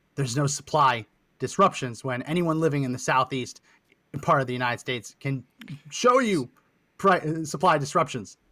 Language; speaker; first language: English; native; English